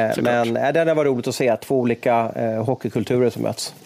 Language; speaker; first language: Swedish; native; Swedish